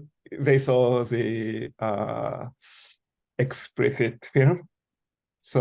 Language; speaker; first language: English; non-native, learner; Japanese